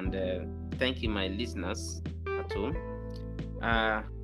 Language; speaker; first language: English; non-native, local second language; Yoruba